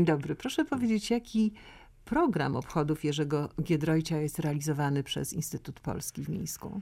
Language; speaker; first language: Polish; native; Polish